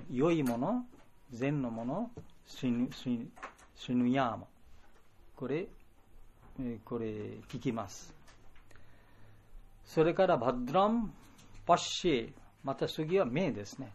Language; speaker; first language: Japanese; non-native, fluent; Bangla